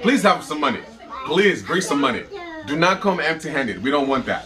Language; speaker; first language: English; early bilingual, other home language; French